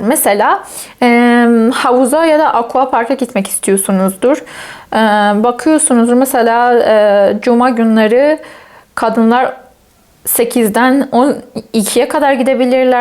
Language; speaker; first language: Turkish; non-native, fluent; Persian